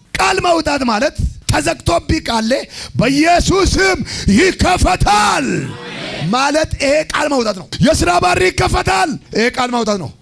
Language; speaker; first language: Amharic; non-native, local second language; Oromo